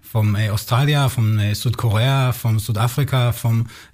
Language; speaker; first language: German; non-native, learner; Hebrew